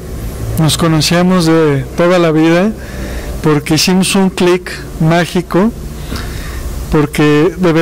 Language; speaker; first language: Spanish; native; Spanish